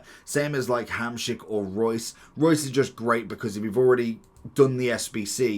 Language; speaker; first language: English; native; English